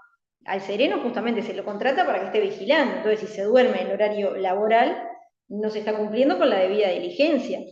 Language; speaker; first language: Spanish; native; Spanish